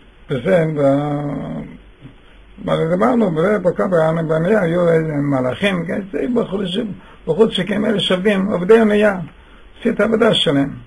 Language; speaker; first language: Hebrew; non-native, fluent; Yiddish